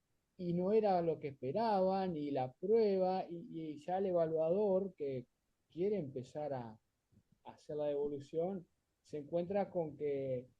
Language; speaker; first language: Spanish; native; Spanish